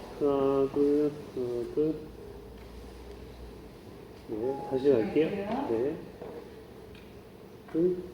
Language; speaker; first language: Korean; native; Korean